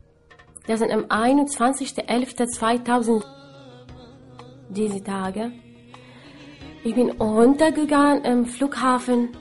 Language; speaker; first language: German; non-native, learner; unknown